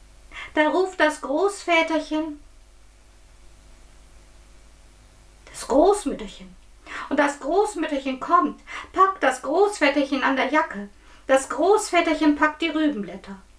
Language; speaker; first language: German; native; German